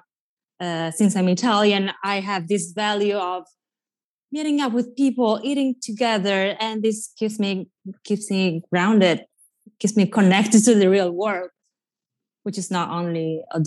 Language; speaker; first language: English; non-native, fluent; Italian